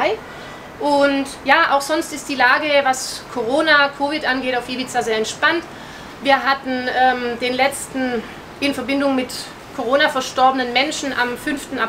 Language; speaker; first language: German; native; German